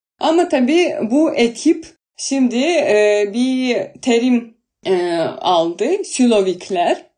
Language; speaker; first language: Turkish; non-native, fluent; Russian